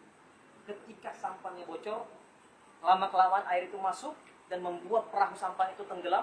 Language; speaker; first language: Indonesian; native; Indonesian